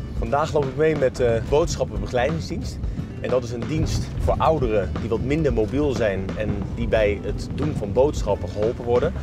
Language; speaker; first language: Dutch; native; Dutch